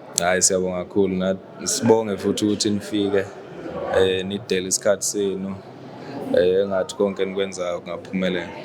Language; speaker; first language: Zulu; native; Zulu